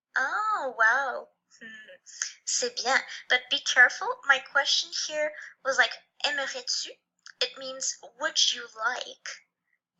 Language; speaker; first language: English; non-native, fluent; French